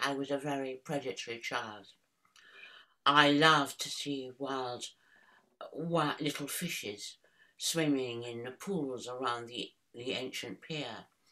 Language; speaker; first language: English; native; English